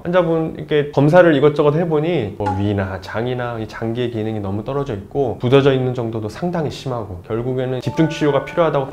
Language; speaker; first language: Korean; native; Korean